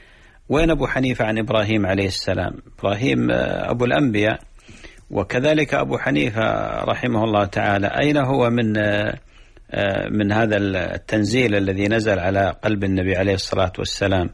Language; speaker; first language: Arabic; native; Arabic